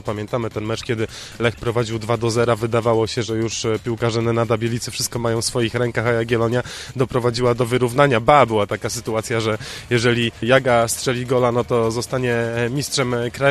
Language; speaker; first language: Polish; native; Polish